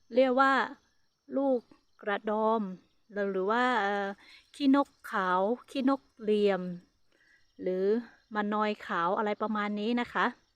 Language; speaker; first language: Thai; non-native, local second language; Hmong